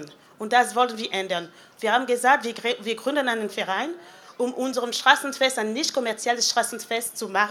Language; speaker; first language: German; non-native, fluent; French